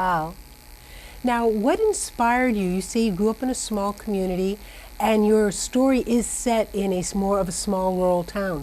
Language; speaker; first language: English; native; English